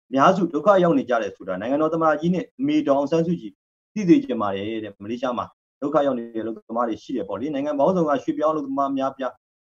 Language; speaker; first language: Burmese; native; Burmese